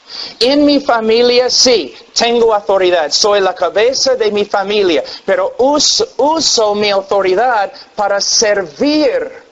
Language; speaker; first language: Spanish; non-native, fluent; English